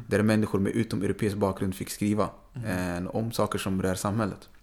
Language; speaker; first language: Swedish; native; Swedish